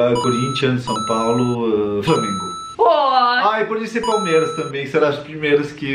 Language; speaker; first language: Portuguese; non-native, fluent; French